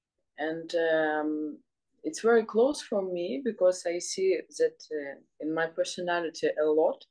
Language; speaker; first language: English; non-native, learner; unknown